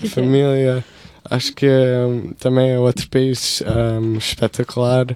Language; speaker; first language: Portuguese; early bilingual, heritage; English